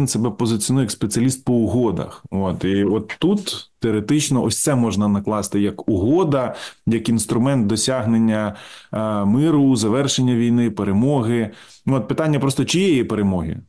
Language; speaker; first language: Ukrainian; native; Ukrainian